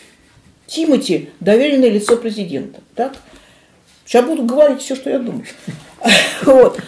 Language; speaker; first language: Russian; native; Russian